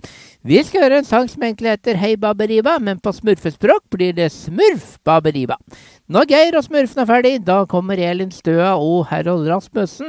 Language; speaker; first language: Norwegian; native; Norwegian